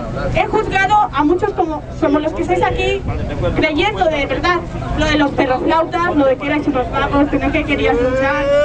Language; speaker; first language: Spanish; native; Spanish